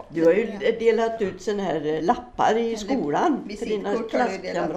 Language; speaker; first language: Swedish; native; Swedish